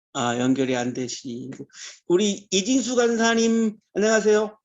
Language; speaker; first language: Korean; native; Korean